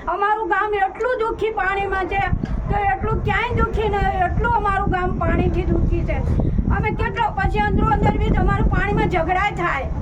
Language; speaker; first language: Gujarati; native; Gujarati